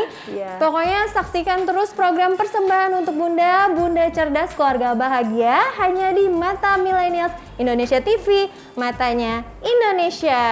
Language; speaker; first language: Indonesian; native; Indonesian